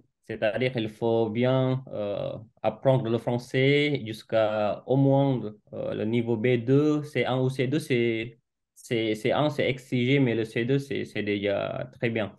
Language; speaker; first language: French; non-native, fluent; Indonesian